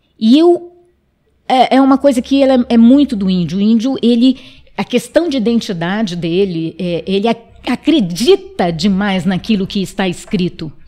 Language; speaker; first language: Portuguese; non-native, local second language; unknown